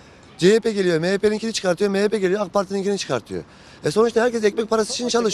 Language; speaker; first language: Turkish; native; Turkish